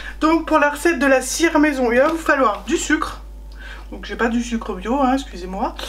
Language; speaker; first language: French; native; French